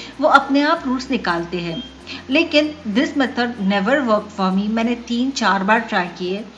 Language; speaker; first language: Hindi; non-native, local second language; Marathi